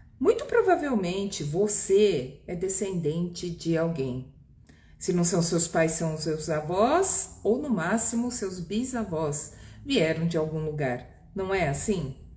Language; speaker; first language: Portuguese; early bilingual, other home language; Japanese